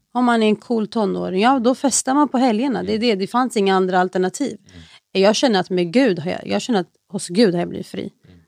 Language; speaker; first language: Swedish; early bilingual, other home language; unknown